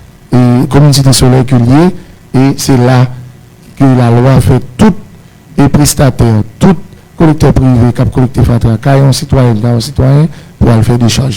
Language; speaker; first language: Haitian Creole; native; Haitian Creole